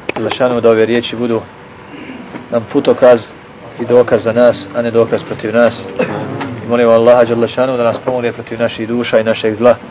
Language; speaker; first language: Bosnian; native; Bosnian